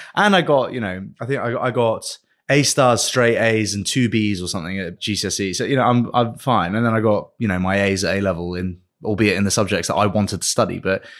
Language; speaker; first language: English; early bilingual, other home language; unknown